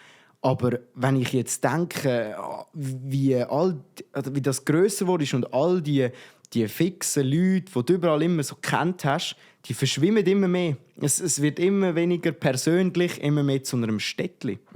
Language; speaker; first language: German; native; German